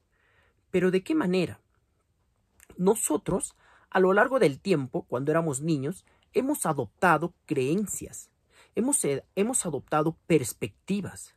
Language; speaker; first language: Spanish; native; Spanish